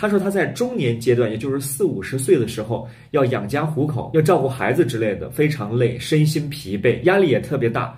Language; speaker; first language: Chinese; native; Chinese